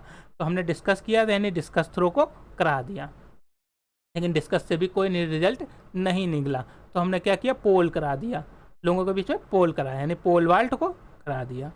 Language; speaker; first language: Hindi; native; Hindi